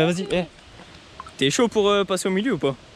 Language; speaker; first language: French; native; French